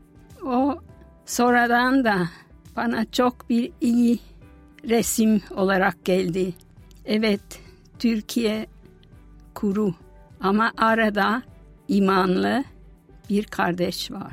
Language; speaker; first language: Turkish; non-native, fluent; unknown